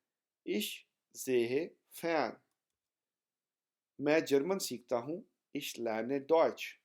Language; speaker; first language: German; non-native, fluent; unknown